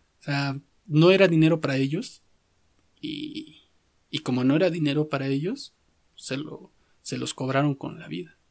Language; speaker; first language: Spanish; native; Spanish